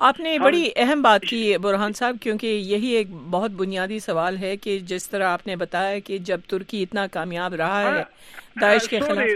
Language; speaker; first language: Urdu; native; Urdu